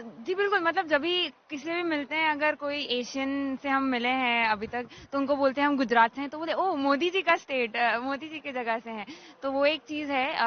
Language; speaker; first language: Hindi; non-native, local second language; Gujarati